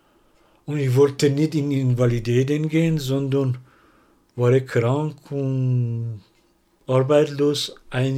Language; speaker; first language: German; non-native, learner; Persian